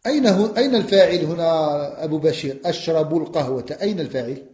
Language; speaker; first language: Arabic; non-native, fluent; French